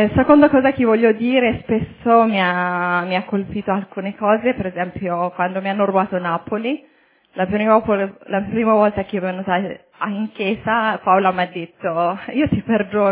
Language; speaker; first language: Italian; early bilingual, other home language; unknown